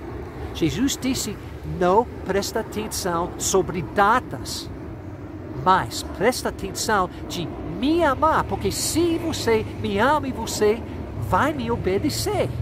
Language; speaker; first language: Portuguese; non-native, fluent; English